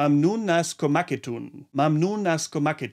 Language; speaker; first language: Persian; non-native, learner; German